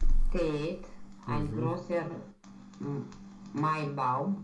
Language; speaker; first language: German; non-native, learner; Romanian